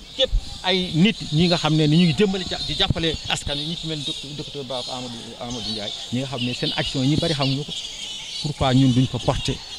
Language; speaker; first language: Wolof; non-native, local second language; Fula